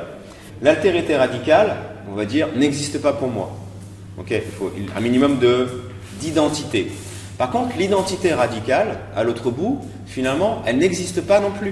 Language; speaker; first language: French; native; French